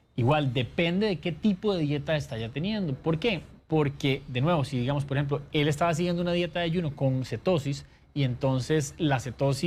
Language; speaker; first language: Spanish; native; Spanish